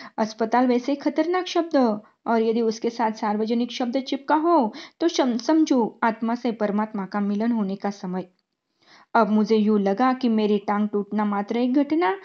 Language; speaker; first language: Hindi; non-native, local second language; Marathi